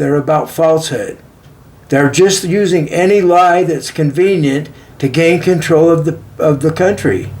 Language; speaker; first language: English; native; English